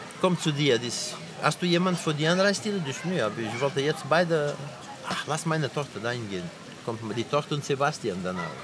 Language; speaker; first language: German; non-native, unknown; Portuguese